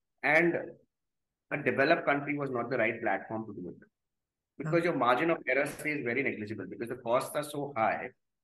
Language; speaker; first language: English; non-native, local second language; Gujarati